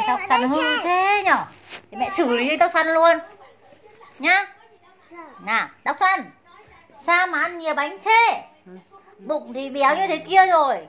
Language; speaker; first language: Vietnamese; native; Vietnamese